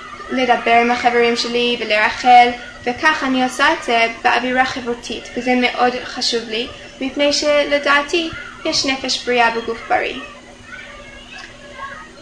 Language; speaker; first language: Hebrew; non-native, fluent; English